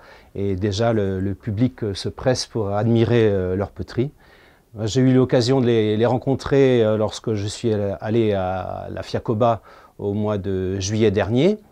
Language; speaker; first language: French; native; French